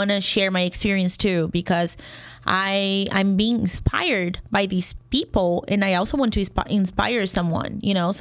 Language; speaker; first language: English; non-native, fluent; Portuguese